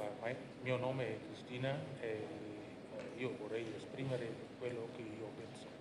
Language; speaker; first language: Italian; non-native, learner; Indonesian